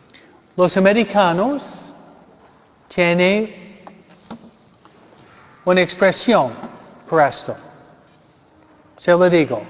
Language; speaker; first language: Spanish; non-native, fluent; English